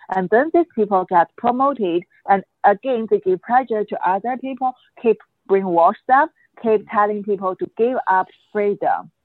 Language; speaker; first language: English; non-native, fluent; Chinese